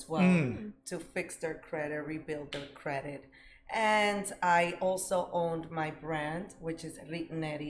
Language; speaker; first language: English; early bilingual, other home language; Spanish